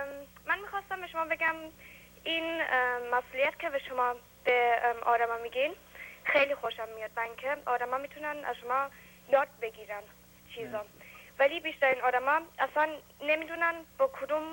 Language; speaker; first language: Persian; early bilingual, heritage; English